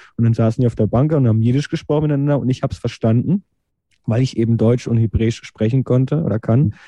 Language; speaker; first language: German; native; German